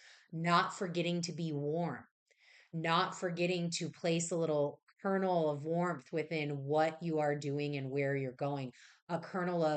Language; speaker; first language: English; native; English